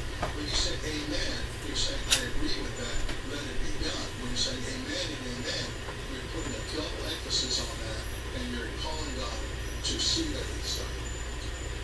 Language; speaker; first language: English; native; English